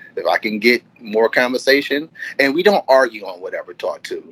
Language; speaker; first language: English; native; English